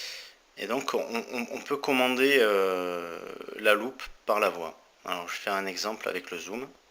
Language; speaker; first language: French; native; French